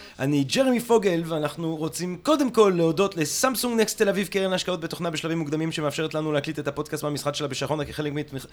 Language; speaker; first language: Hebrew; non-native, fluent; English